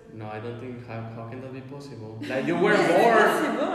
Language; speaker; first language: English; non-native, fluent; Spanish